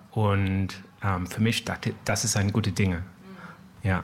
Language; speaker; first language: German; non-native, learner; English